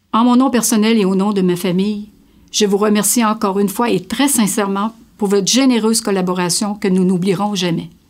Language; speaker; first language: French; native; French